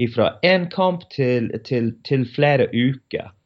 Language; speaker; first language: Norwegian; non-native, fluent; English